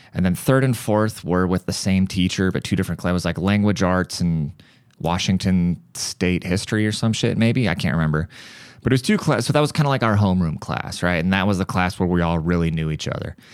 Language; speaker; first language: English; early bilingual, other home language; German